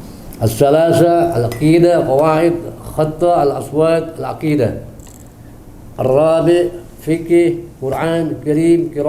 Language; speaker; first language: Arabic; non-native, learner; Indonesian